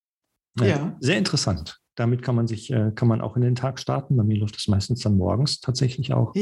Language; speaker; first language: German; native; German